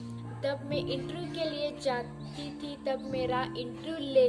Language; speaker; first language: Hindi; non-native, local second language; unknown